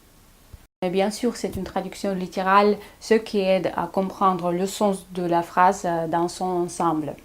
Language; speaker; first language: French; non-native, fluent; Russian